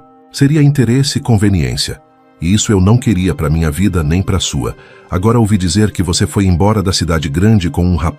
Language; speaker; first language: Portuguese; native; Portuguese